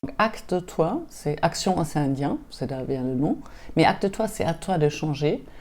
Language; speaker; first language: French; non-native, fluent; German